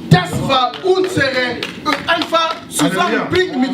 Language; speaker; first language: German; non-native, learner; French